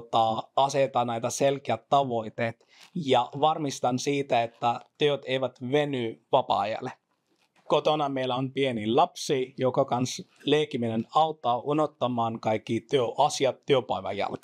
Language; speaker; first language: Finnish; non-native, fluent; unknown